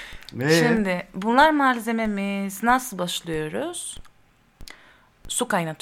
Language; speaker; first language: Turkish; non-native, learner; Greek